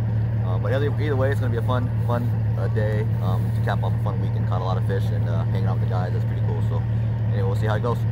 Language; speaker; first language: English; native; English